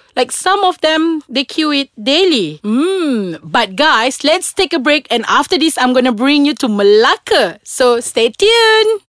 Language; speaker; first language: English; non-native, local second language; Malay